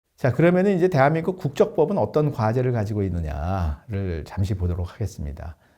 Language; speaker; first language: Korean; native; Korean